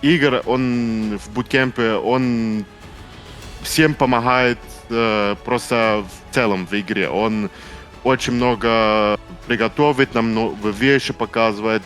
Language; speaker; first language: Russian; non-native, local second language; Ukrainian